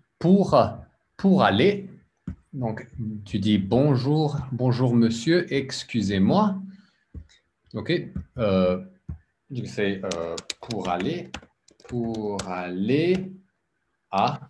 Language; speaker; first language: French; non-native, learner; English